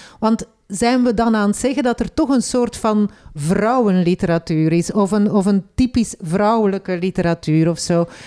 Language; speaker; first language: Dutch; native; Dutch